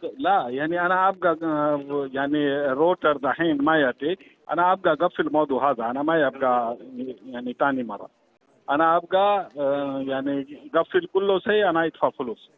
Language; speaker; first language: Arabic; non-native, learner; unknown